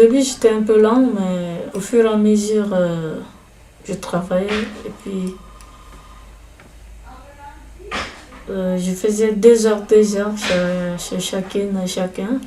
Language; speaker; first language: French; non-native, learner; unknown